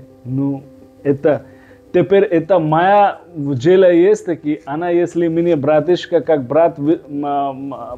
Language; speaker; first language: Russian; non-native, learner; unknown